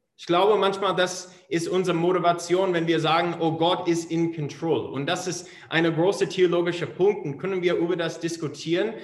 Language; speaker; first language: German; non-native, fluent; English